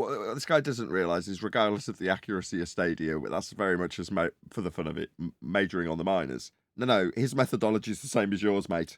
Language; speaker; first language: English; native; English